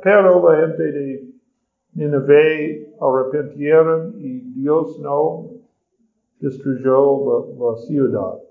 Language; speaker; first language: Spanish; non-native, learner; English